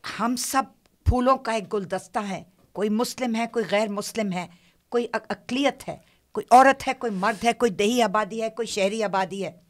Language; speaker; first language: Urdu; non-native, local second language; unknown